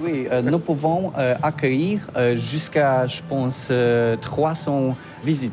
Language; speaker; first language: French; non-native, learner; Polish